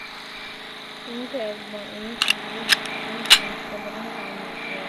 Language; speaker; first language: Armenian; early bilingual, heritage; Armenian